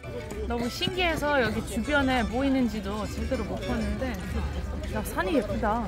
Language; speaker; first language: Korean; non-native, fluent; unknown